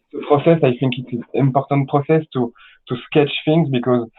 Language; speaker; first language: English; non-native, learner; French